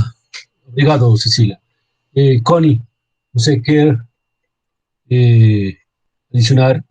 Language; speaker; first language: Portuguese; non-native, learner; Spanish